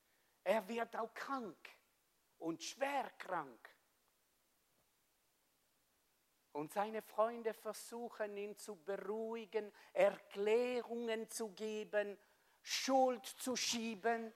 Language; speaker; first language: German; non-native, fluent; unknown